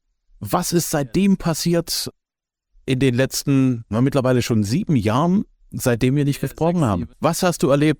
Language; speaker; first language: German; native; German